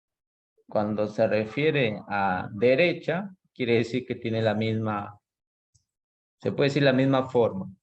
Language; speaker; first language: Spanish; native; Spanish